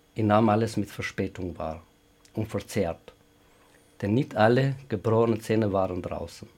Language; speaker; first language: German; non-native, fluent; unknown